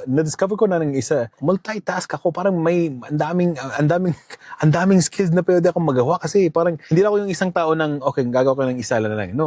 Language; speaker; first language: Filipino; early bilingual, heritage; Filipino